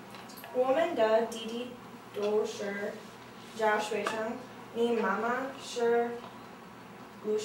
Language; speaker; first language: Chinese; non-native, learner; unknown